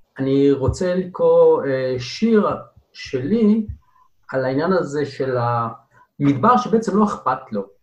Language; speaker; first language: Hebrew; native; Hebrew